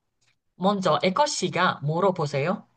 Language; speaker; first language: Korean; non-native, fluent; Indonesian